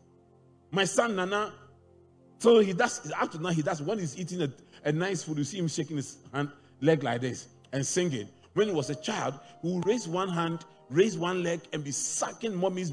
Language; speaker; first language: English; non-native, local second language; Akan